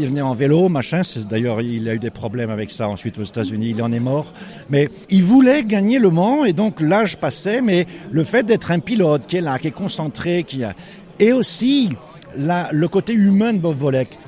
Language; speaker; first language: French; native; French